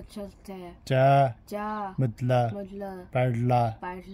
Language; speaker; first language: Mongolian; non-native, learner; Korean